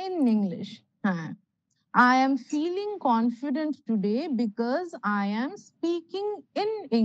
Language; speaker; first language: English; non-native, local second language; Bangla